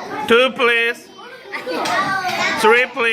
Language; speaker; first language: English; non-native, fluent; Korean